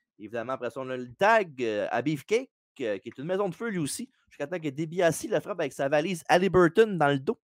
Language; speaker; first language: French; native; French